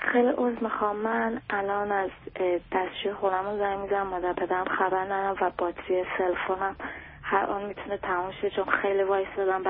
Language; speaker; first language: Persian; early bilingual, heritage; Persian